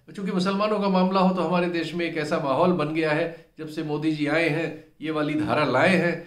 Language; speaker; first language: Hindi; native; Hindi